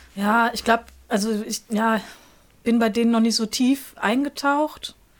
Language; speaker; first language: German; native; German